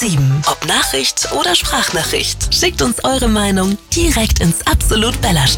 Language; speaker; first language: German; native; German